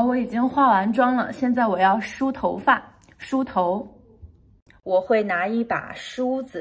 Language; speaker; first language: Chinese; native; Chinese